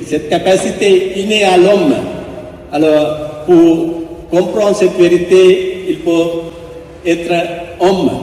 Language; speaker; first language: French; non-native, fluent; Sinhala